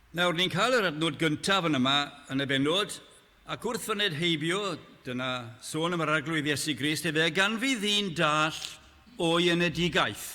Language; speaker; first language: Welsh; native; Welsh